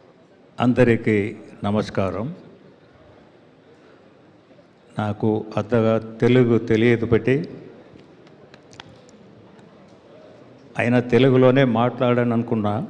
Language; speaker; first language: Telugu; non-native, learner; Tamil